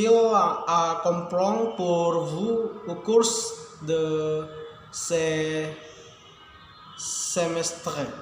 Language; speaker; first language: French; non-native, learner; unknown